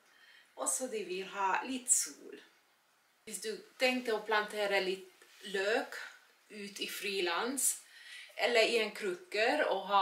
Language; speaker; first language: Norwegian; non-native, fluent; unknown